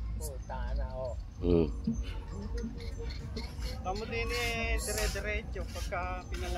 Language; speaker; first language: Filipino; native; Filipino